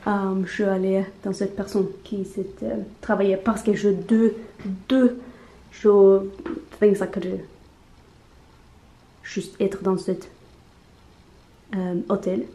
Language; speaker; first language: French; non-native, learner; Norwegian